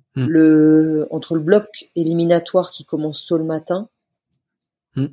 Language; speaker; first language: French; native; French